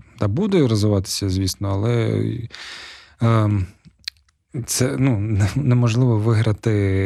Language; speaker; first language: Ukrainian; non-native, local second language; Russian